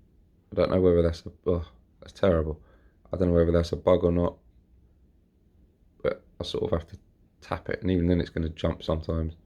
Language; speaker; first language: English; native; English